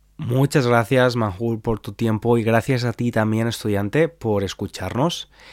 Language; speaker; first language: Spanish; native; Spanish